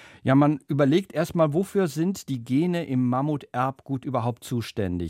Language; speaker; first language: German; native; German